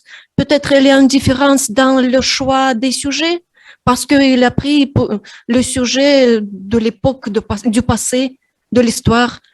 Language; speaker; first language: French; non-native, fluent; Russian